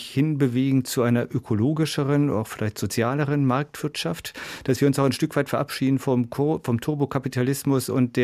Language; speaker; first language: German; native; German